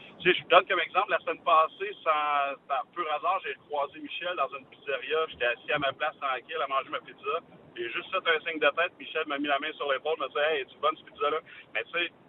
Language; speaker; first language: French; native; French